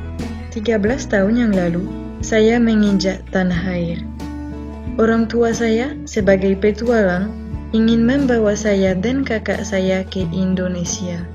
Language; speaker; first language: Indonesian; non-native, fluent; French